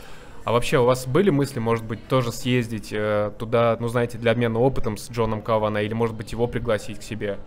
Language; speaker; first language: Russian; native; Russian